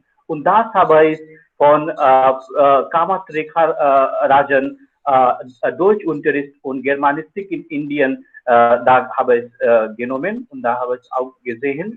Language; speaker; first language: German; non-native, fluent; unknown